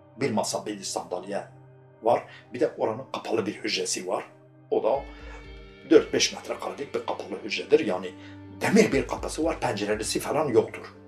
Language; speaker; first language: Turkish; non-native, local second language; Kurdish